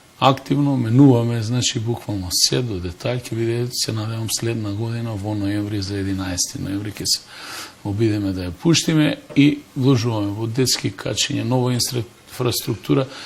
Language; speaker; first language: Macedonian; native; Macedonian